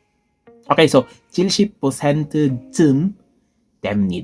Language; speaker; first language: Korean; non-native, fluent; Filipino